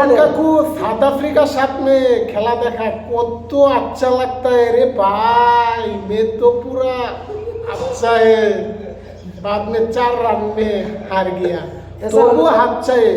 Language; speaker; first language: Hindi; non-native, learner; Bangla